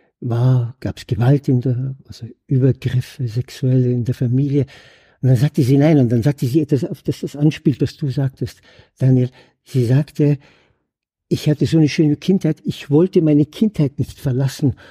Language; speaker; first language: German; native; German